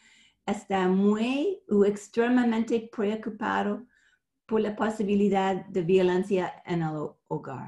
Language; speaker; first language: Spanish; non-native, fluent; English